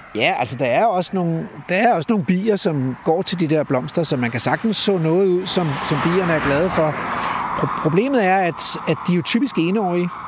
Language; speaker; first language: Danish; native; Danish